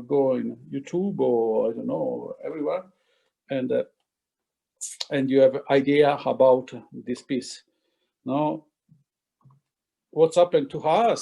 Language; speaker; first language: English; non-native, fluent; Italian